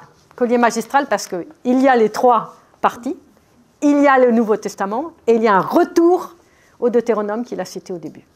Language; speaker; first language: French; native; French